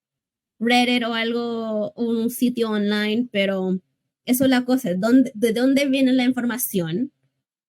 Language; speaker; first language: Spanish; early bilingual, heritage; English